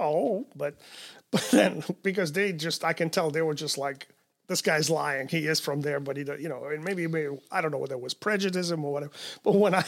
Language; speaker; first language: English; non-native, fluent; Romanian